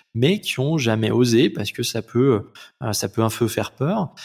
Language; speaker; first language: French; native; French